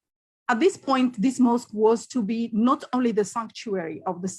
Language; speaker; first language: English; non-native, local second language; Arabic